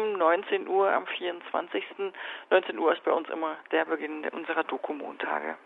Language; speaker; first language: German; native; German